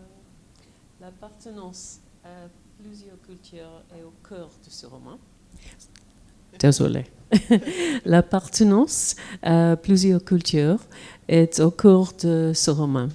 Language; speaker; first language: French; non-native, fluent; English